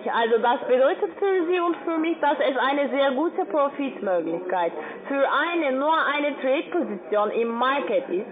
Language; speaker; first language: German; non-native, learner; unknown